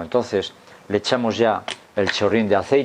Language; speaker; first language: Spanish; native; Spanish